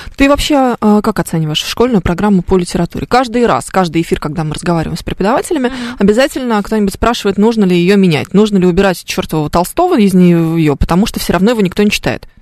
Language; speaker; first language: Russian; native; Russian